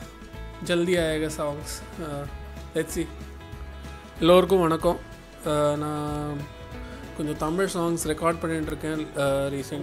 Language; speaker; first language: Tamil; early bilingual, heritage; Tamil